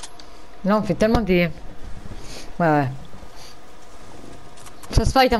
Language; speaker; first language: French; native; French